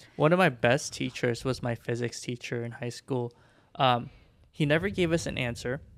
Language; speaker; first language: English; early bilingual, other home language; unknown